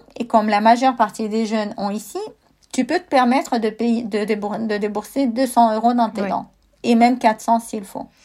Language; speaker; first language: French; non-native, fluent; Russian